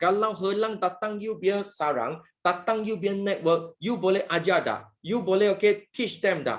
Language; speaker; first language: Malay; non-native, local second language; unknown